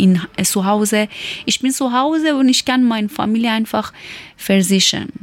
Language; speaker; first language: German; non-native, learner; Persian